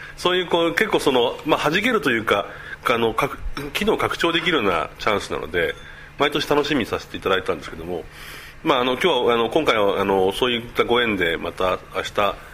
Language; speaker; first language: Japanese; native; Japanese